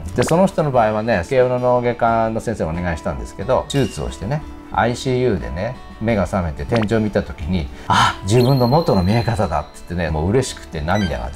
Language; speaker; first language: Japanese; native; Japanese